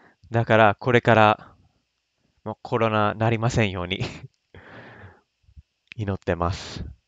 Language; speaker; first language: Japanese; non-native, fluent; English